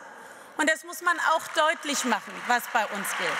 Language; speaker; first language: German; native; German